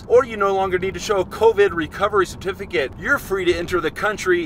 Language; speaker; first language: English; native; English